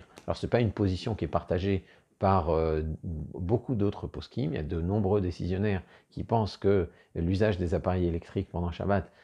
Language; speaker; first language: French; native; French